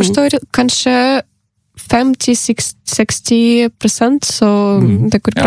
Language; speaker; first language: Norwegian; non-native, learner; Ukrainian